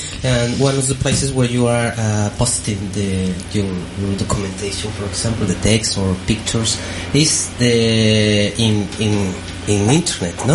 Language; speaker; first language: English; non-native, learner; Spanish